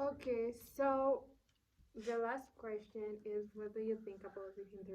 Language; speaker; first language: English; non-native, learner; Spanish